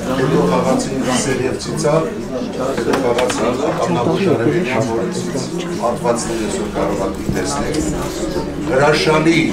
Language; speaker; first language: Armenian; native; Armenian